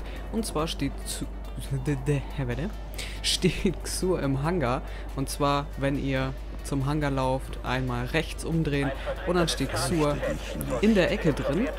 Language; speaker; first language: German; native; German